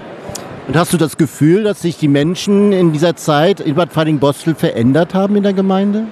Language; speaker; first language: German; native; German